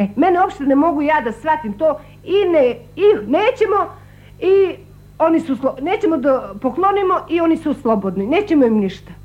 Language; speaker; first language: Croatian; non-native, local second language; Albanian